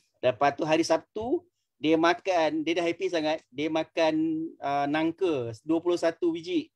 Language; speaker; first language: Malay; native; Malay